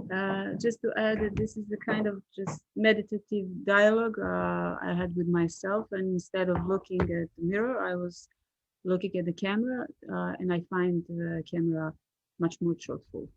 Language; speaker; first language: English; non-native, fluent; Serbian